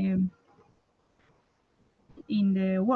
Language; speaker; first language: English; non-native, learner; Spanish